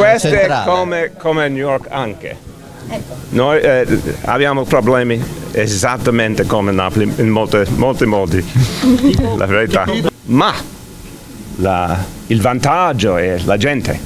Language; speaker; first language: Italian; non-native, fluent; English